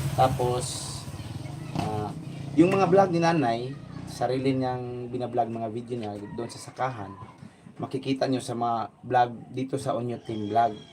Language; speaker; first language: Filipino; native; Filipino